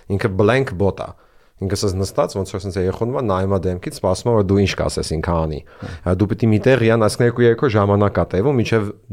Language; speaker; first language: Armenian; early bilingual, heritage; Armenian